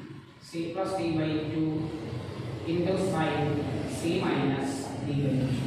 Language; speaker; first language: English; non-native, local second language; Malayalam